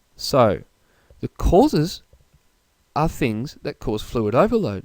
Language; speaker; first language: English; native; English